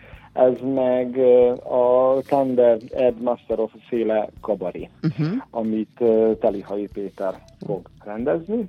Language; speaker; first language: Hungarian; native; Hungarian